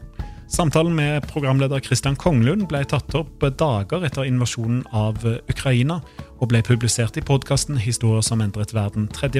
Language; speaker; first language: Norwegian; native; Norwegian